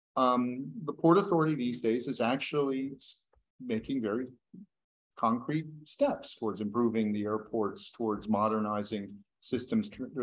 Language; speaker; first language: English; native; English